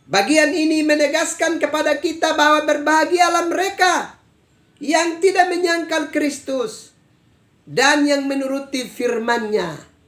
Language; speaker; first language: Indonesian; native; Indonesian